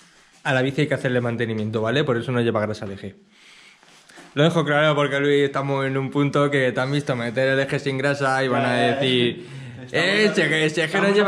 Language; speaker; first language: Spanish; native; Spanish